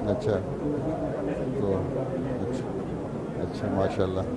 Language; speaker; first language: Urdu; native; Urdu